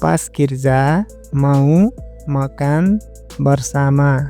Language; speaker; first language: Indonesian; non-native, learner; Nepali